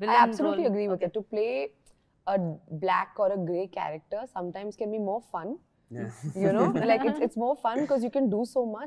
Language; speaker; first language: Telugu; non-native, learner; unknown